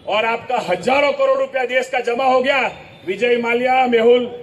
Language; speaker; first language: Hindi; non-native, local second language; Gujarati